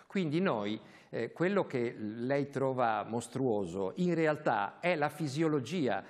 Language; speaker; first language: Italian; native; Italian